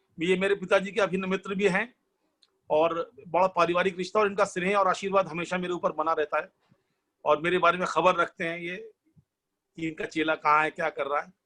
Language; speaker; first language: Hindi; non-native, local second language; Bangla